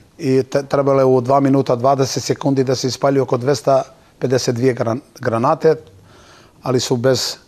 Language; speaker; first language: Bosnian; non-native, local second language; Turkish